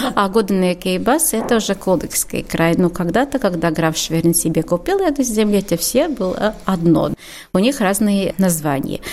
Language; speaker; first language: Russian; non-native, learner; Latvian